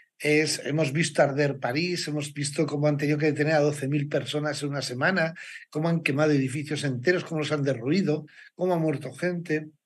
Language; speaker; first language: Spanish; native; Spanish